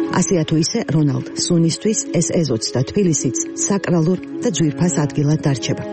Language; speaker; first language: Georgian; native; Georgian